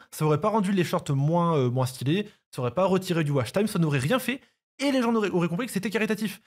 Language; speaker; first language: French; native; French